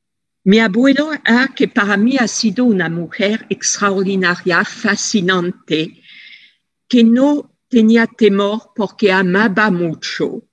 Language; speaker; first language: Spanish; non-native, fluent; French